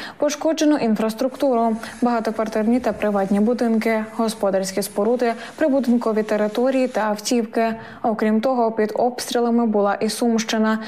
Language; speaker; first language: Ukrainian; native; Ukrainian